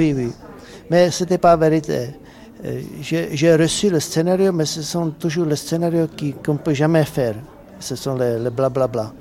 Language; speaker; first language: French; non-native, fluent; Czech